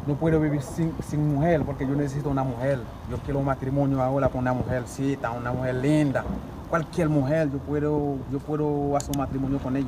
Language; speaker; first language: Spanish; non-native, learner; Haitian Creole